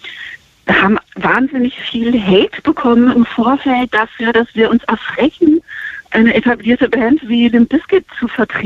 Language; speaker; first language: German; native; German